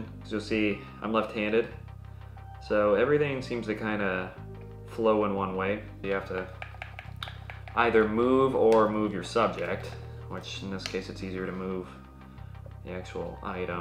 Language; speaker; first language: English; native; English